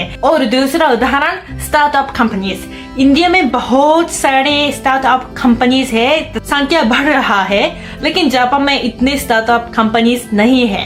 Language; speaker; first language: Hindi; non-native, fluent; Japanese